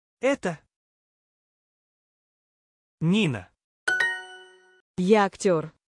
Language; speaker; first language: Russian; non-native, learner; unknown